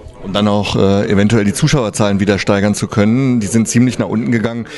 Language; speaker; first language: German; native; German